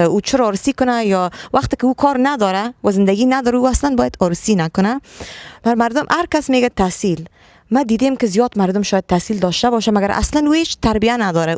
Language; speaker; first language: Persian; early bilingual, heritage; Persian